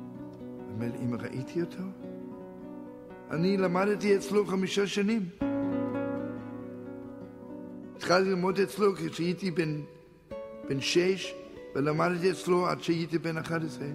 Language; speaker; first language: Hebrew; non-native, fluent; Yiddish